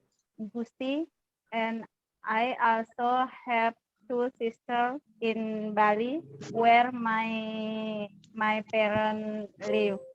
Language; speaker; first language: English; non-native, learner; Indonesian